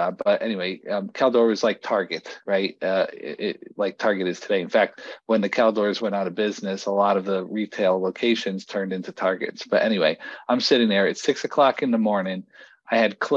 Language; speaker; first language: English; native; English